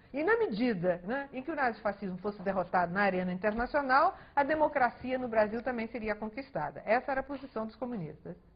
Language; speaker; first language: Portuguese; early bilingual, other home language; Spanish